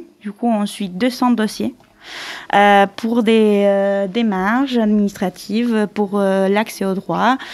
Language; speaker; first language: French; non-native, fluent; Spanish